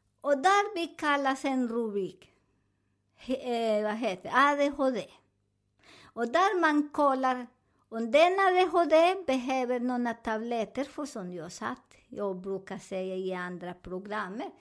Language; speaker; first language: Swedish; non-native, learner; Spanish